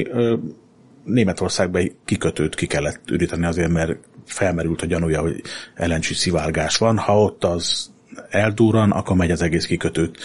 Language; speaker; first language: Hungarian; native; Hungarian